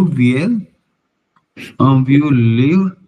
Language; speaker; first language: French; non-native, learner; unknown